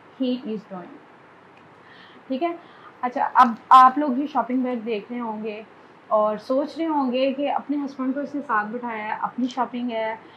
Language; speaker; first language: Urdu; native; Urdu